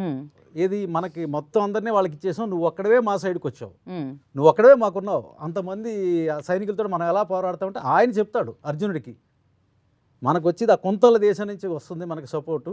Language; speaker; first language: Telugu; native; Telugu